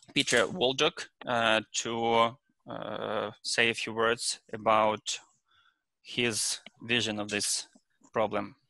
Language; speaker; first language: English; non-native, fluent; Ukrainian